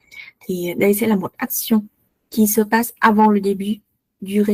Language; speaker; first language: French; non-native, learner; Vietnamese